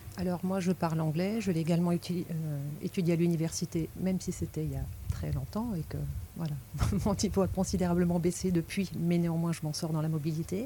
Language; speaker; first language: French; native; French